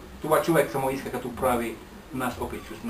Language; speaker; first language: Bulgarian; non-native, learner; Finnish